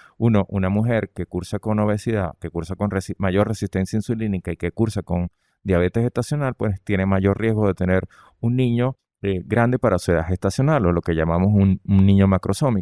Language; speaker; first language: Spanish; native; Spanish